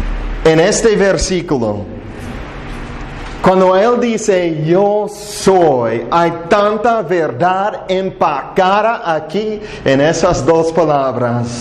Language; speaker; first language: Spanish; non-native, fluent; English